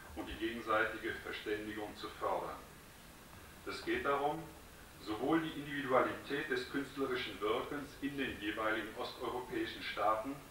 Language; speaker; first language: German; native; German